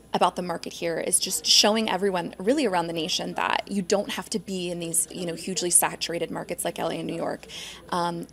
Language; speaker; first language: English; native; English